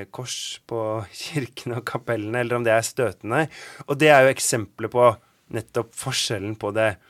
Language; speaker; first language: Norwegian; native; Norwegian